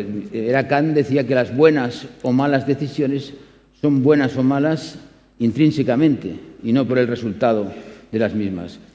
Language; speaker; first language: Spanish; native; Spanish